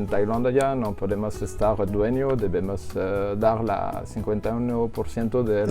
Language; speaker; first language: Spanish; non-native, learner; French